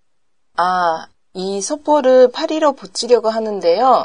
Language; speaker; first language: Korean; non-native, learner; Japanese